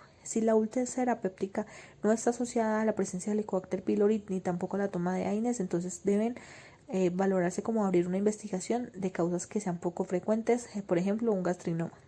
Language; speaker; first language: Spanish; native; Spanish